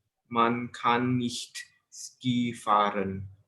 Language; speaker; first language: German; non-native, learner; Indonesian